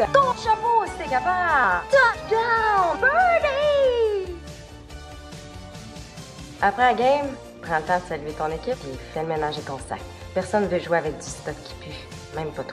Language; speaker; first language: French; native; French